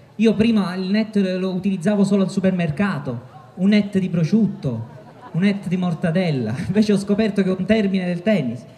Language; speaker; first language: Italian; native; Italian